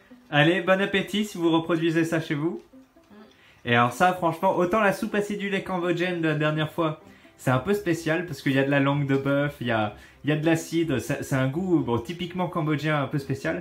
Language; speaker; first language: French; native; French